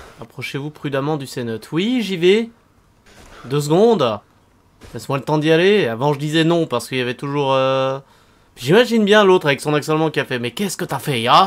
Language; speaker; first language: French; native; French